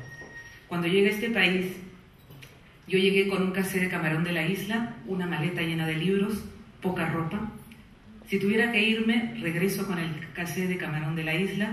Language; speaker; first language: Spanish; native; Spanish